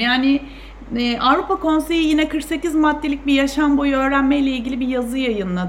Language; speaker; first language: Turkish; native; Turkish